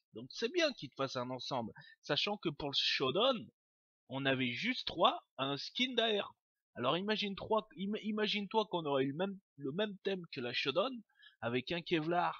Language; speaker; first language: French; native; French